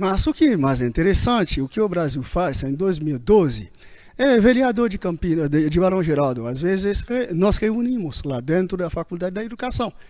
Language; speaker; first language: Portuguese; non-native, fluent; Haitian Creole